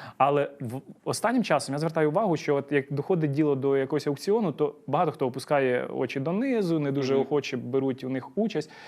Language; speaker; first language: Ukrainian; native; Ukrainian